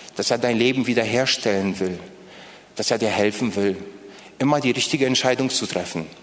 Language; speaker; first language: German; non-native, fluent; Polish